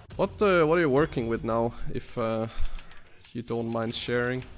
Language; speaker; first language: English; non-native, fluent; Danish